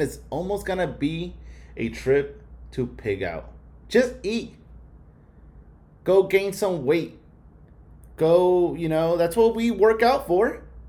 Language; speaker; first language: English; early bilingual, other home language; Spanish